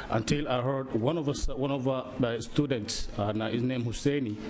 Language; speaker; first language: English; non-native, learner; Somali